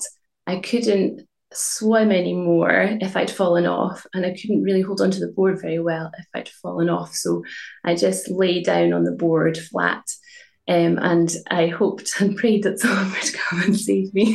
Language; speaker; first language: English; native; English